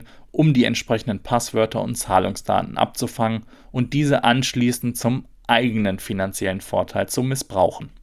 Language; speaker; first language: German; native; German